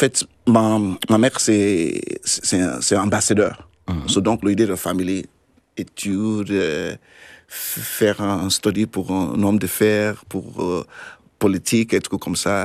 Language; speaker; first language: French; non-native, learner; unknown